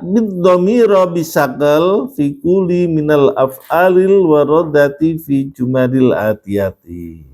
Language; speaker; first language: Arabic; non-native, fluent; Indonesian